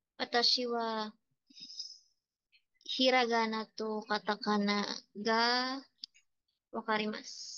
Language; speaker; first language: Japanese; non-native, learner; Filipino